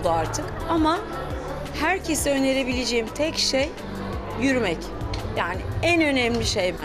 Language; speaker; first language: Turkish; native; Turkish